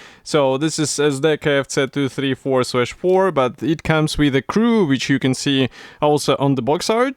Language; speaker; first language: English; non-native, fluent; Russian